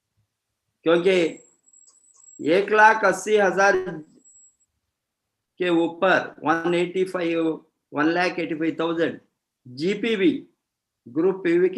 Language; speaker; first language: Hindi; non-native, fluent; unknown